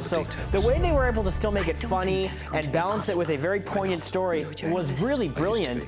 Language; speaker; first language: English; native; English